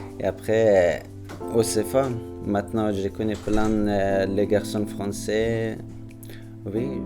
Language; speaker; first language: French; non-native, learner; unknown